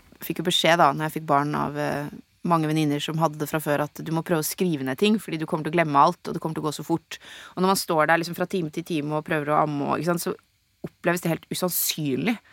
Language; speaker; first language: Norwegian; native; Norwegian